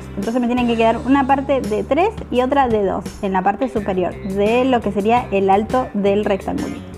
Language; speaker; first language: Spanish; native; Spanish